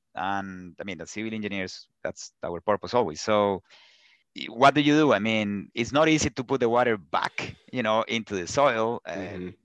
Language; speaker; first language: English; non-native, fluent; Spanish